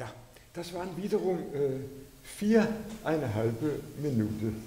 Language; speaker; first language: German; non-native, fluent; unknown